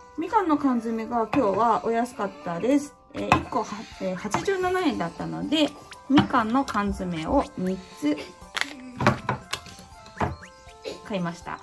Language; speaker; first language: Japanese; native; Japanese